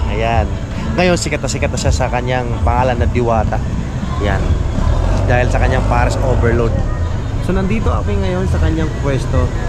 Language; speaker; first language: Filipino; non-native, local second language; Waray